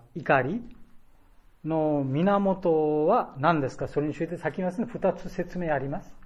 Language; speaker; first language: Japanese; non-native, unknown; Bangla